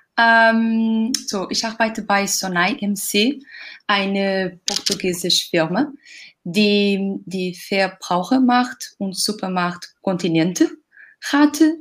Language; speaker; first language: German; non-native, learner; Portuguese